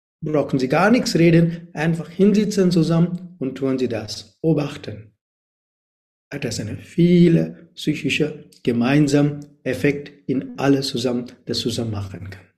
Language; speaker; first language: German; non-native, learner; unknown